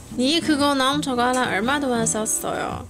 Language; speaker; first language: Korean; non-native, learner; Chinese